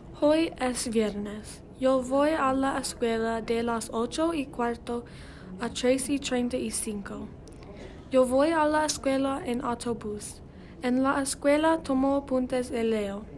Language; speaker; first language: Spanish; non-native, learner; English